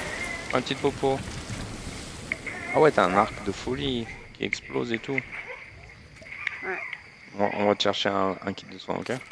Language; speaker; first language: French; native; French